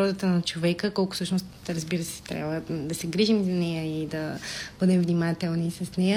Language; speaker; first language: Bulgarian; native; Bulgarian